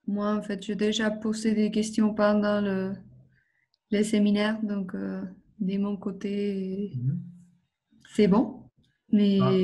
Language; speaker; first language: French; non-native, fluent; Spanish